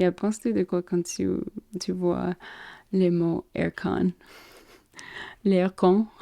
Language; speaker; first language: French; non-native, learner; English